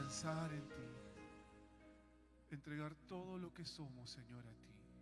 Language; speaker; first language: Spanish; native; Spanish